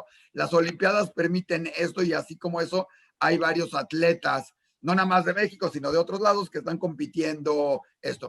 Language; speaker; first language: Spanish; native; Spanish